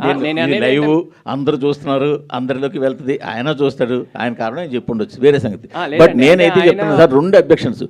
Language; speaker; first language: Telugu; native; Telugu